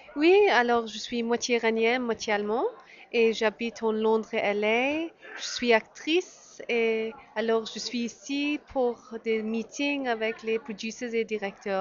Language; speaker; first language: French; non-native, learner; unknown